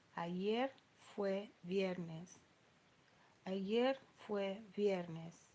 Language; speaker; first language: Spanish; non-native, learner; English